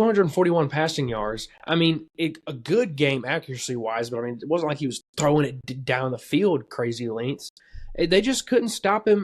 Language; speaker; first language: English; native; English